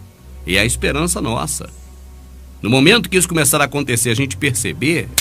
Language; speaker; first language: Portuguese; native; Portuguese